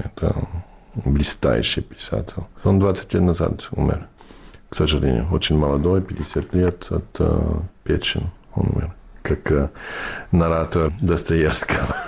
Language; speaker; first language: Russian; non-native, fluent; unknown